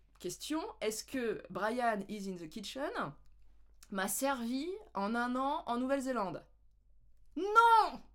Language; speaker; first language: French; native; French